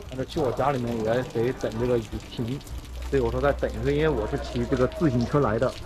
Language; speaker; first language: Chinese; native; Chinese